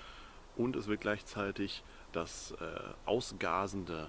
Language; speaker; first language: German; native; German